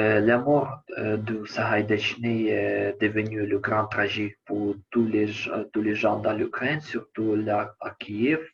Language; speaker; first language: French; non-native, learner; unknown